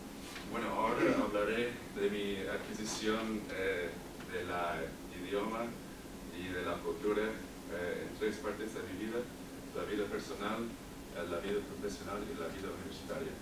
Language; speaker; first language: Spanish; non-native, learner; English